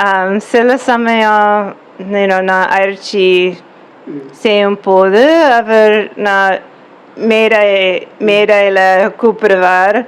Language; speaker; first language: Tamil; non-native, learner; English